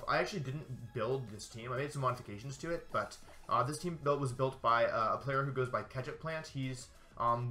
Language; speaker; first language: English; native; English